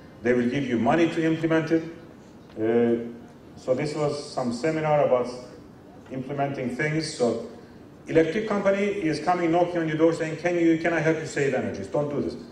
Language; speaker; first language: English; non-native, fluent; Turkish